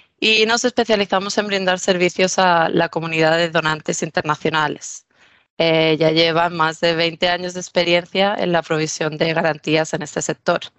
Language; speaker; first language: Spanish; native; Spanish